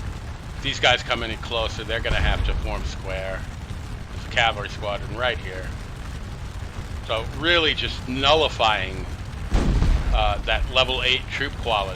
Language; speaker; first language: English; native; English